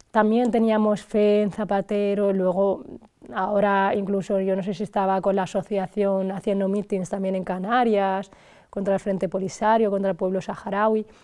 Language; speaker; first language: Spanish; early bilingual, other home language; Arabic